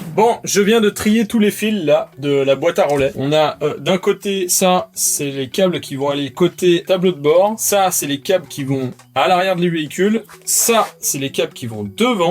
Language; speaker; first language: French; native; French